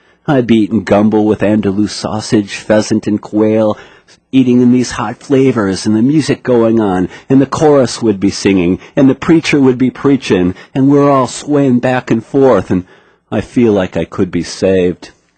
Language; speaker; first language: English; native; English